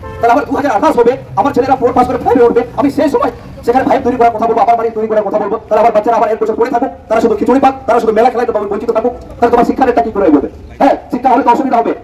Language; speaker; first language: Bangla; non-native, local second language; Santali